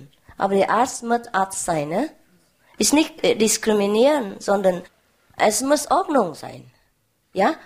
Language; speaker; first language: German; non-native, learner; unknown